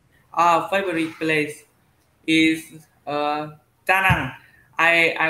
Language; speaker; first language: English; non-native, learner; Vietnamese